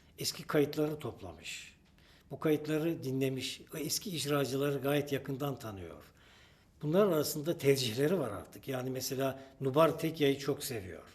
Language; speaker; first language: Turkish; native; Turkish